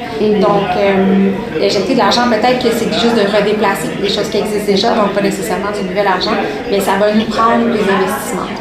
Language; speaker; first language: French; native; French